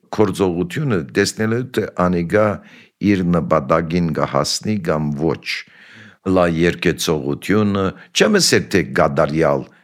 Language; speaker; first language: Armenian; early bilingual, heritage; Armenian